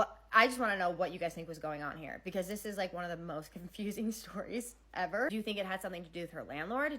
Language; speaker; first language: English; native; English